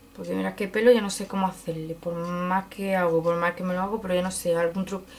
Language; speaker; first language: Spanish; native; Spanish